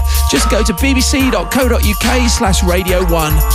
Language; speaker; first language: English; native; English